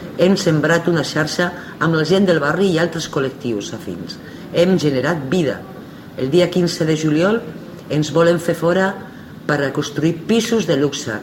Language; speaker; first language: Catalan; native; Catalan